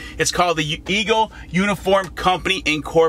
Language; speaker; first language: English; native; English